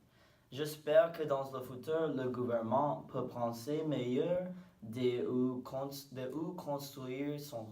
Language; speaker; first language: French; non-native, learner; English